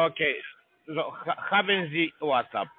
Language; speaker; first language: German; non-native, learner; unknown